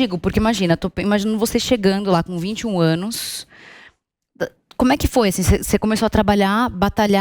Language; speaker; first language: Portuguese; native; Portuguese